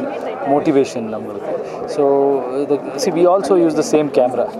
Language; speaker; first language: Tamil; non-native, learner; Kannada